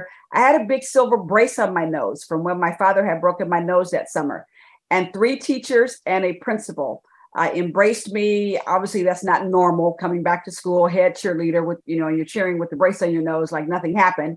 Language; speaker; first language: English; native; English